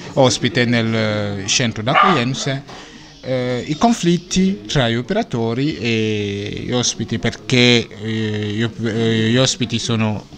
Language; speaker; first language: Italian; non-native, fluent; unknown